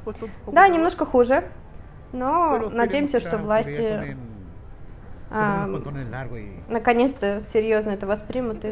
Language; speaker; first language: Russian; non-native, learner; Spanish